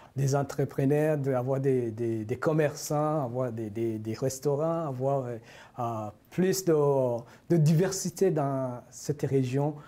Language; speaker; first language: French; non-native, local second language; Rundi